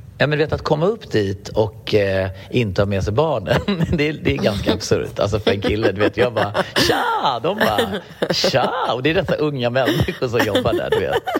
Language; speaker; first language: Swedish; native; Swedish